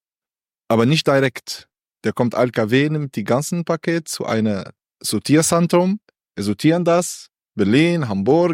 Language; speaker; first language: German; non-native, learner; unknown